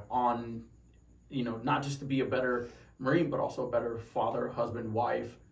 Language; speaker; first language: English; native; English